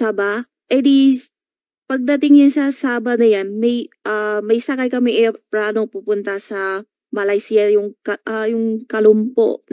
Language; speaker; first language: Filipino; non-native, learner; Chinese